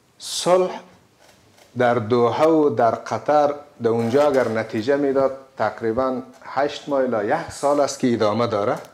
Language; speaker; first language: Persian; native; Persian